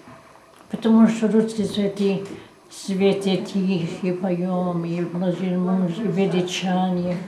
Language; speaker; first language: Russian; non-native, learner; English